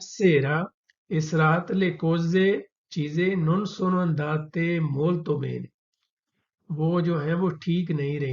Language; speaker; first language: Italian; non-native, fluent; Urdu